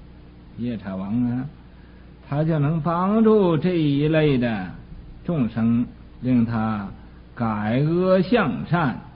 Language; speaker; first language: Chinese; native; Chinese